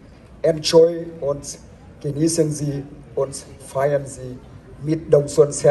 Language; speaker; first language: German; non-native, fluent; Vietnamese